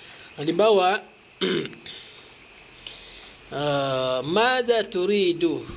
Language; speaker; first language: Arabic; non-native, fluent; Filipino